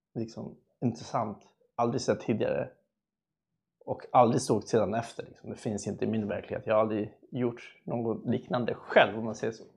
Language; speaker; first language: Swedish; early bilingual, other home language; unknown